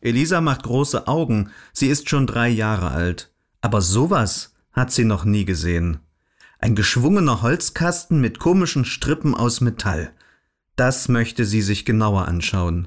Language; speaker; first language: German; native; German